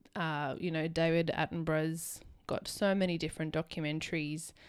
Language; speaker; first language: English; native; English